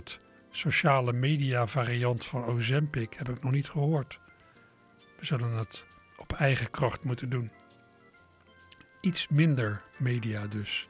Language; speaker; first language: Dutch; native; Dutch